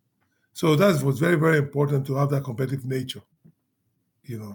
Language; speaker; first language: English; non-native, local second language; Yoruba